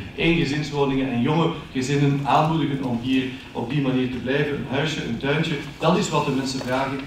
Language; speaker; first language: Dutch; native; Dutch